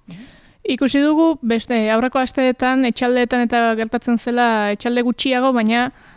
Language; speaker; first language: Basque; native; Basque